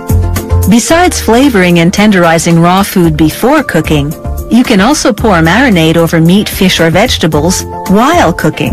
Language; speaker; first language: English; native; English